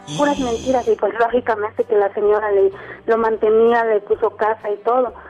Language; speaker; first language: Spanish; native; Spanish